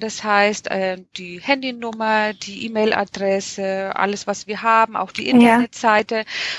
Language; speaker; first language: German; native; German